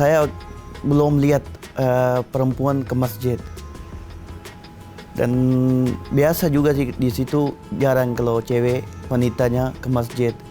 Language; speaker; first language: Indonesian; non-native, learner; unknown